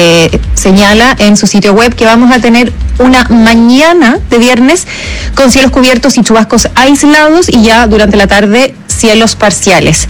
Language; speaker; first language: Spanish; native; Spanish